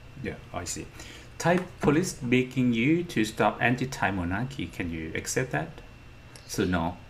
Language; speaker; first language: English; non-native, fluent; Thai